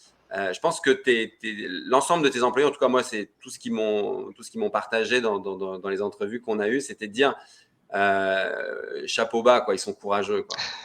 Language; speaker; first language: French; native; French